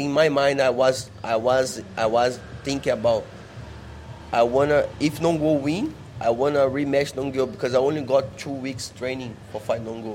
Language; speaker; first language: English; non-native, learner; Portuguese